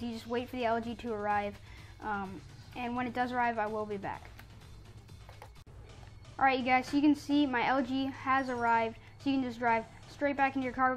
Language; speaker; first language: English; native; English